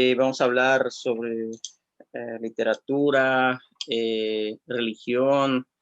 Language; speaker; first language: Spanish; non-native, fluent; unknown